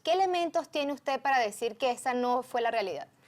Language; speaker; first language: Spanish; native; Spanish